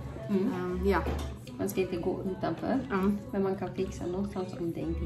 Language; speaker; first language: Swedish; non-native, fluent; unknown